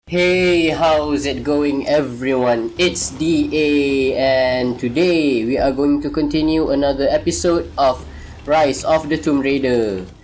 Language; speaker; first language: English; non-native, local second language; Malay